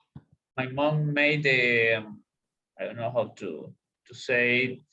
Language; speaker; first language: English; non-native, learner; Spanish